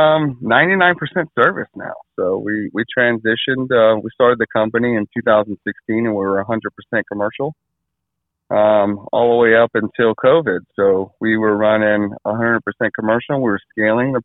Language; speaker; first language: English; native; English